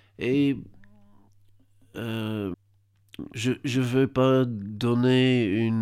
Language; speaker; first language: French; non-native, learner; Dutch